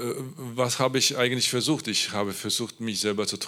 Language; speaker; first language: German; non-native, learner; Polish